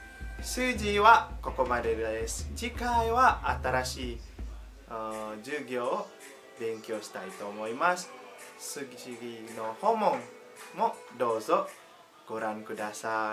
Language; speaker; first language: Japanese; non-native, fluent; Indonesian